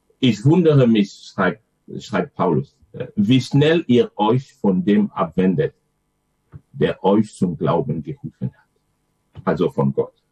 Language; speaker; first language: German; non-native, fluent; French